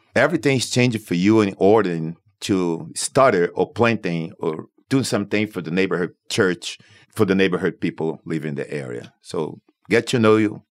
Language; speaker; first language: English; non-native, learner; Portuguese